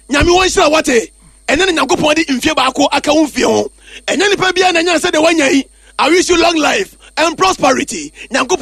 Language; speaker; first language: English; non-native, local second language; Akan